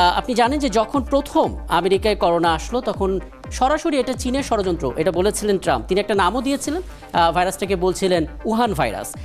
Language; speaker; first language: Bangla; native; Bangla